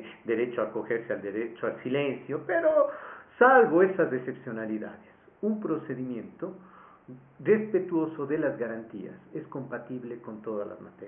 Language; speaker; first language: Spanish; native; Spanish